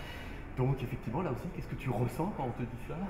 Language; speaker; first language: French; native; French